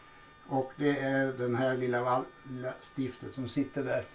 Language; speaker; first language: Swedish; native; Swedish